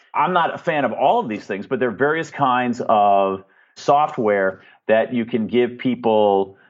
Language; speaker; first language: English; native; English